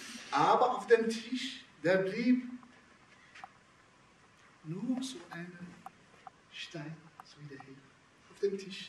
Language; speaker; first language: German; non-native, fluent; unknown